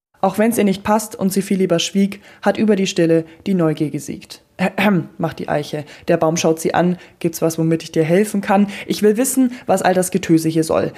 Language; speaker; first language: German; native; German